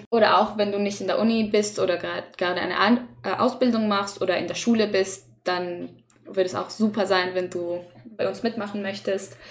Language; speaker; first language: German; non-native, fluent; Spanish